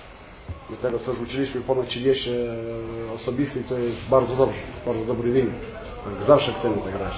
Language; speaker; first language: Polish; non-native, fluent; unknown